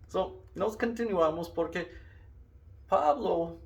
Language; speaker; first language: Spanish; non-native, learner; English